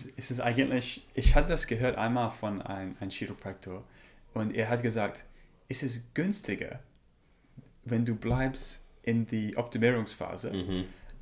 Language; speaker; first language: German; non-native, learner; English